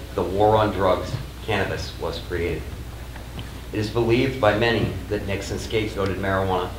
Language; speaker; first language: English; native; English